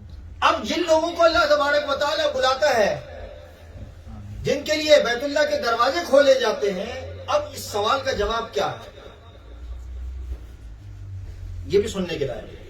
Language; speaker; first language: Urdu; native; Urdu